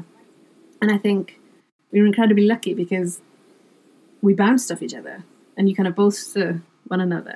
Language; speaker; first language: English; non-native, local second language; Welsh